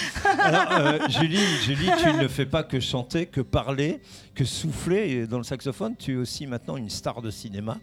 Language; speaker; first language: French; native; French